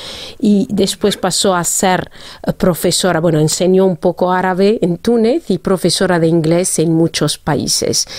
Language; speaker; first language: Spanish; non-native, fluent; Arabic